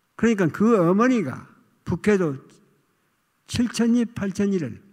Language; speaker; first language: Korean; native; Korean